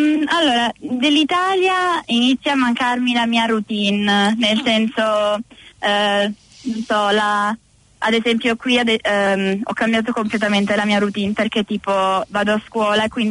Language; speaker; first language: Italian; native; Italian